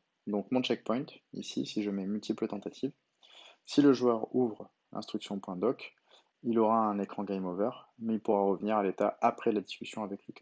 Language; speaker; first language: French; native; French